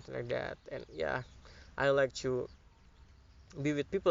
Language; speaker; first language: English; non-native, learner; Indonesian